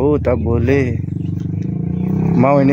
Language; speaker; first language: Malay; non-native, learner; Bangla